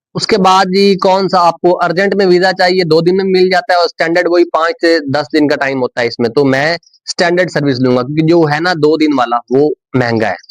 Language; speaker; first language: Urdu; non-native, local second language; Punjabi